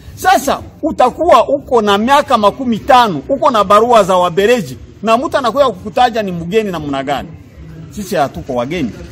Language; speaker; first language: Swahili; non-native, local second language; Kinyarwanda